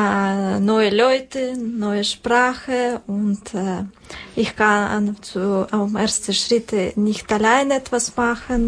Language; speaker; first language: German; non-native, learner; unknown